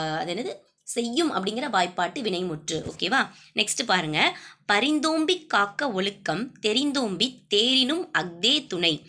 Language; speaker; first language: Tamil; native; Tamil